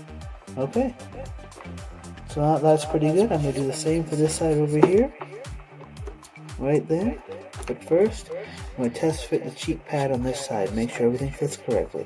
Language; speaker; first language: English; native; English